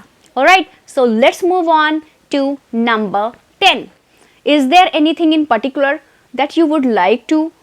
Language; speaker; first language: English; non-native, fluent; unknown